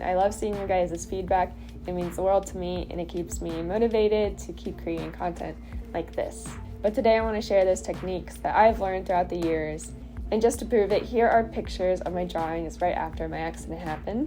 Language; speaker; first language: English; native; English